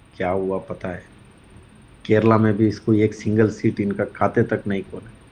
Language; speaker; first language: Hindi; non-native, local second language; Kannada